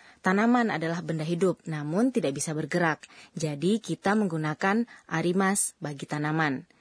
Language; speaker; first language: Indonesian; native; Indonesian